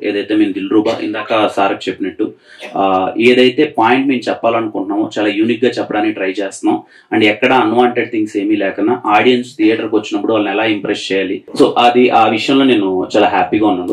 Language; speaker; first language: Telugu; native; Telugu